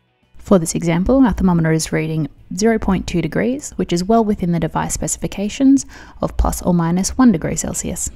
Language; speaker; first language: English; native; English